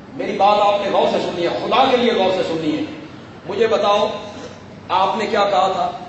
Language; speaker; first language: Urdu; non-native, local second language; Punjabi